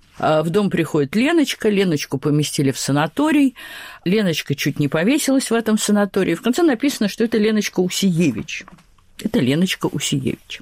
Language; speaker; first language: Russian; native; Russian